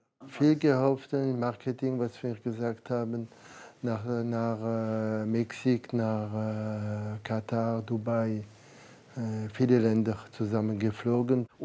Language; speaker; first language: German; non-native, learner; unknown